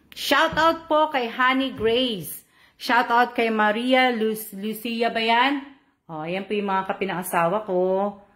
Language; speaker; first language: Filipino; native; Filipino